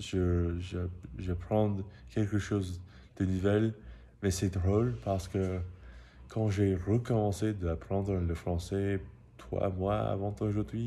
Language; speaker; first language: French; non-native, learner; English